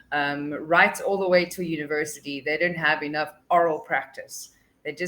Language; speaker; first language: English; non-native, fluent; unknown